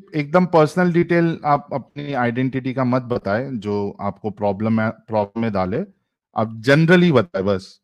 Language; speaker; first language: Hindi; native; Hindi